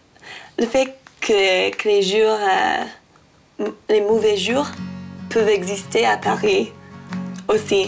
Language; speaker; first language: French; non-native, learner; English